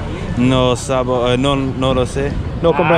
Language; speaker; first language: Spanish; non-native, learner; English